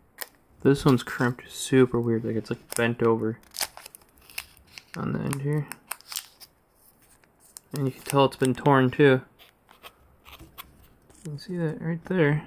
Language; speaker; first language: English; native; English